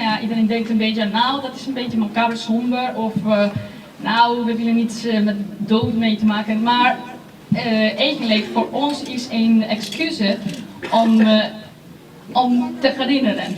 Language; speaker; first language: Dutch; non-native, fluent; Spanish